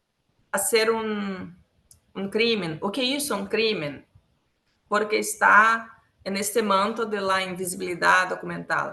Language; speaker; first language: Spanish; non-native, local second language; Portuguese